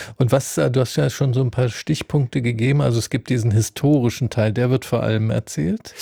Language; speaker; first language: German; native; German